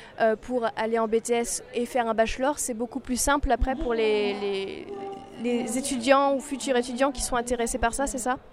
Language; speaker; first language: French; native; French